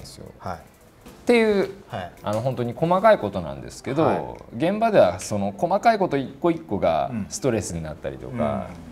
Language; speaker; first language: Japanese; native; Japanese